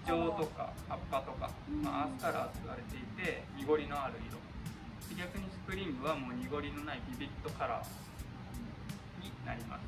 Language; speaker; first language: Japanese; native; Japanese